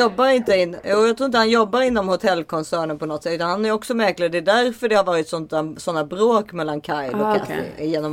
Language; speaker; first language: Swedish; native; Swedish